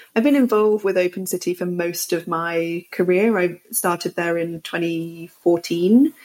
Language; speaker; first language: English; native; English